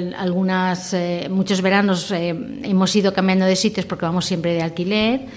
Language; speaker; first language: Spanish; non-native, local second language; Catalan